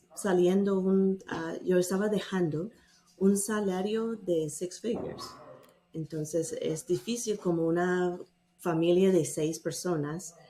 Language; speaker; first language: Spanish; non-native, fluent; English